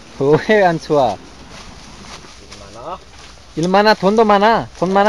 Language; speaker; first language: Korean; non-native, learner; Nepali